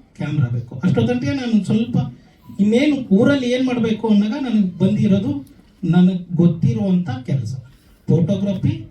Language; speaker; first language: Kannada; native; Kannada